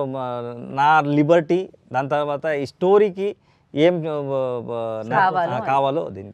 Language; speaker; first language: Telugu; non-native, learner; Kannada